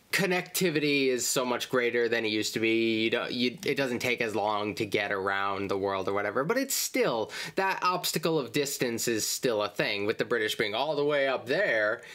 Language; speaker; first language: English; native; English